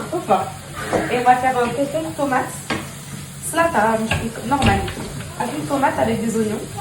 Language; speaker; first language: French; native; French